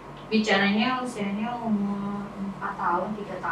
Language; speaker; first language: Indonesian; native; Indonesian